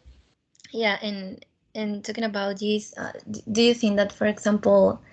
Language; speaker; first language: English; non-native, fluent; Spanish